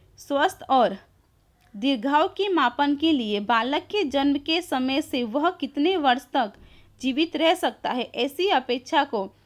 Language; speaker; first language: Hindi; non-native, local second language; Gujarati